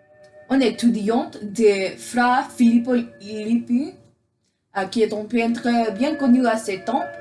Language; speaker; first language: French; non-native, learner; English